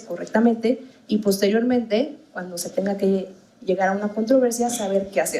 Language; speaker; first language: Spanish; native; Spanish